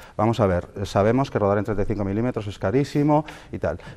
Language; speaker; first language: Spanish; native; Spanish